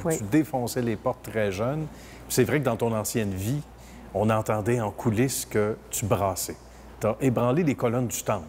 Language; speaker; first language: French; native; French